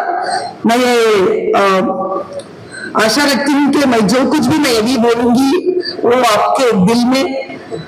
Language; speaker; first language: Hindi; non-native, local second language; Tamil